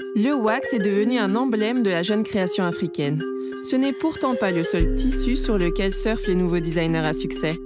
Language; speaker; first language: French; native; French